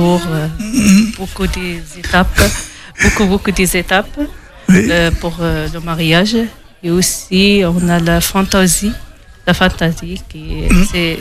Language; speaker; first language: French; non-native, local second language; Arabic